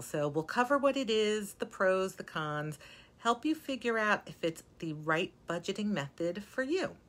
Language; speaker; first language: English; native; English